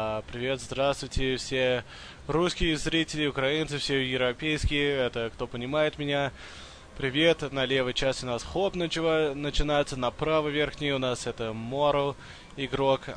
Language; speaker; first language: Russian; early bilingual, heritage; English